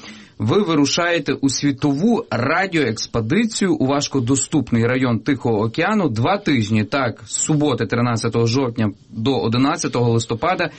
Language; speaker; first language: Ukrainian; native; Ukrainian